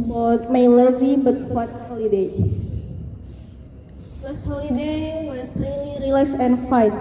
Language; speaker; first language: English; non-native, learner; Indonesian